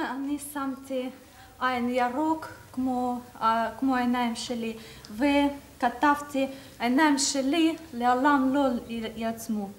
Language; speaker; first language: Hebrew; non-native, learner; Russian